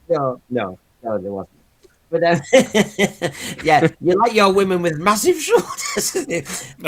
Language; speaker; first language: English; native; English